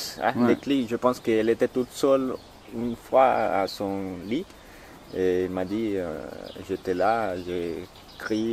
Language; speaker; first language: French; non-native, learner; Spanish